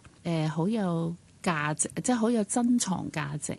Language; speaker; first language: Chinese; non-native, local second language; Cantonese